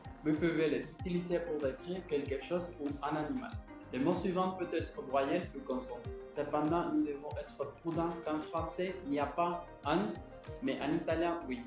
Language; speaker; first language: French; non-native, learner; Spanish